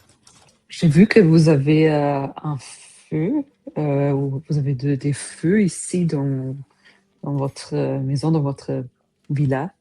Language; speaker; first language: French; non-native, fluent; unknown